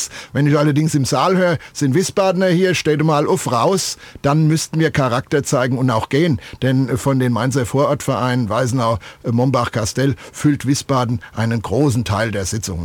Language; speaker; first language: German; native; German